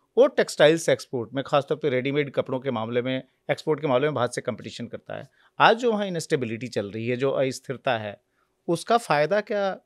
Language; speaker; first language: Hindi; native; Hindi